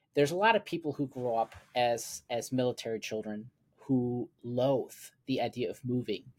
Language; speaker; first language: English; non-native, fluent; German